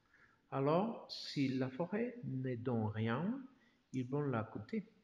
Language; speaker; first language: French; non-native, learner; Spanish